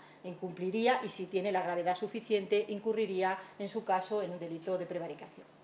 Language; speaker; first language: Spanish; native; Spanish